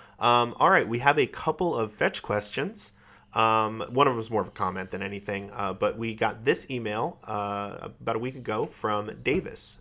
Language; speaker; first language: English; native; English